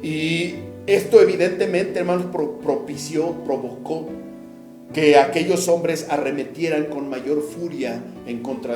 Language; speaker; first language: Spanish; native; Spanish